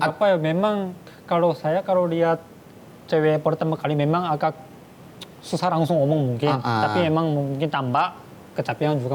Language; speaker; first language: Indonesian; non-native, fluent; Korean